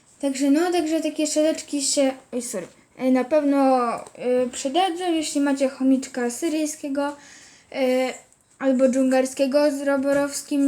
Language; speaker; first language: Polish; native; Polish